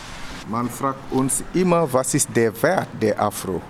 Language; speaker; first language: German; non-native, fluent; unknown